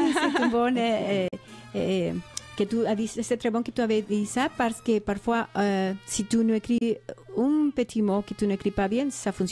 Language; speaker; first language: French; non-native, fluent; Spanish